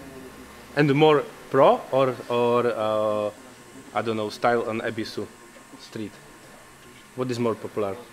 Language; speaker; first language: English; non-native, learner; Czech